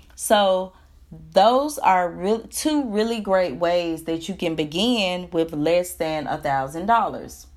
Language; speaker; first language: English; native; English